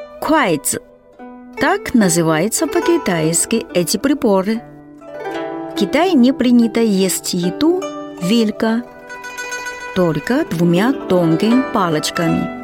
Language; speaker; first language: Russian; non-native, fluent; Chinese